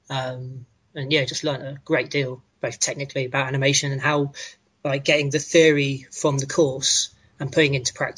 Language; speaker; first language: English; native; English